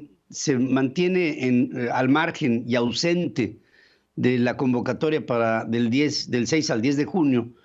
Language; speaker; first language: Spanish; native; Spanish